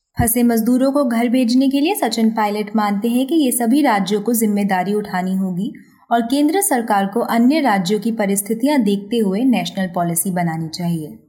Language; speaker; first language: Hindi; native; Hindi